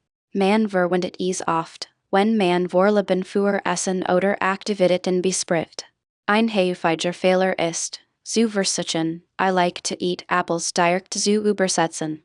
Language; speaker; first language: German; non-native, fluent; English